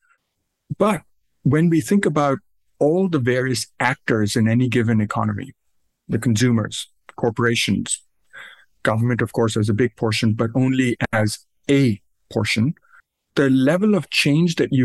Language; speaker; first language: English; non-native, local second language; Urdu